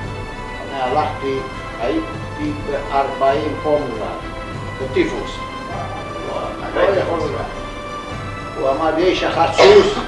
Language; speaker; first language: Hebrew; non-native, learner; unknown